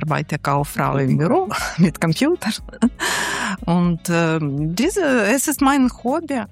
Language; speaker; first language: German; non-native, learner; Ukrainian